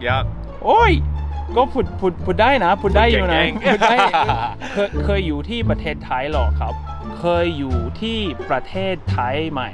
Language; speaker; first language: Thai; non-native, fluent; English